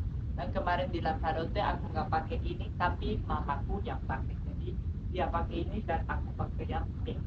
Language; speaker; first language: Indonesian; non-native, fluent; Spanish